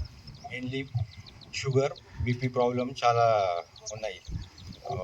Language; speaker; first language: Telugu; non-native, learner; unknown